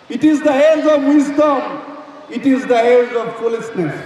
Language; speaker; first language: Bangla; non-native, learner; Assamese